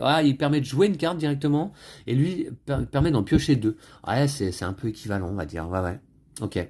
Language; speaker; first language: French; native; French